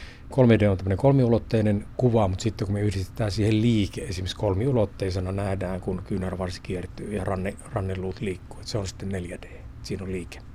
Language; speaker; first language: Finnish; native; Finnish